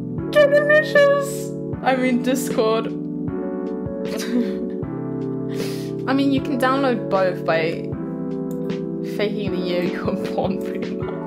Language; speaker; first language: English; early bilingual, other home language; Turkish